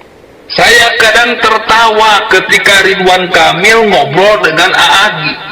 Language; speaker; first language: Indonesian; native; Indonesian